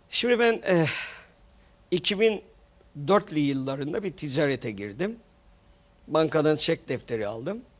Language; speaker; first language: Turkish; native; Turkish